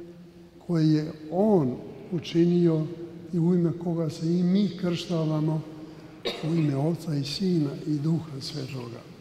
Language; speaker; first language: Serbian; native; Serbian